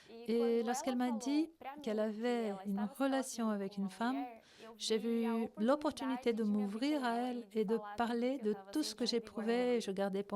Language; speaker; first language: French; non-native, fluent; Portuguese